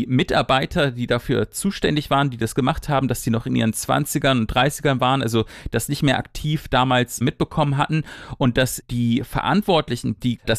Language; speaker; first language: German; native; German